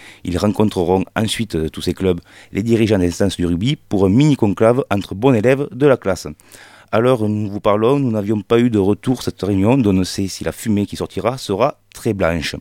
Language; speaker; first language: French; native; French